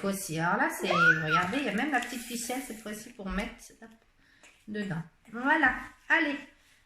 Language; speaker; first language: French; native; French